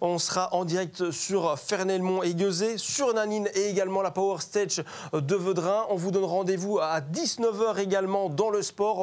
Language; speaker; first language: French; native; French